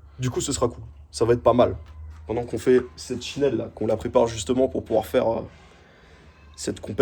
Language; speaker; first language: French; native; French